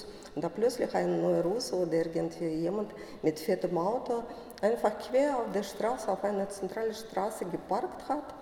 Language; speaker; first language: German; non-native, fluent; Russian